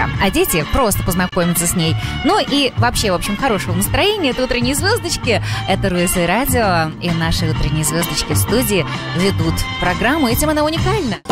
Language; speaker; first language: Russian; native; Russian